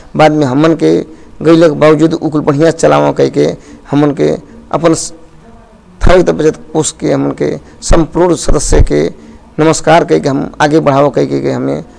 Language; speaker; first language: Bhojpuri; non-native, local second language; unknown